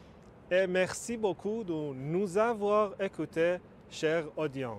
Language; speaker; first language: French; non-native, fluent; Persian